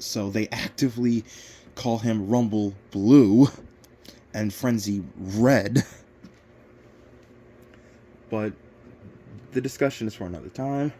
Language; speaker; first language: English; native; English